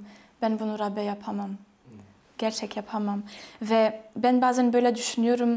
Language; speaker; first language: Turkish; non-native, fluent; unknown